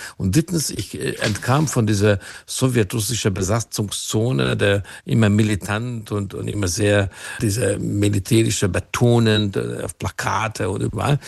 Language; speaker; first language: German; non-native, fluent; Hungarian